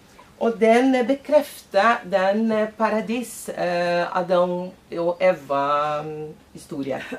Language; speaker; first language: Norwegian; non-native, fluent; Portuguese